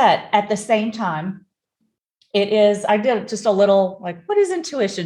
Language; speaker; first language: English; native; English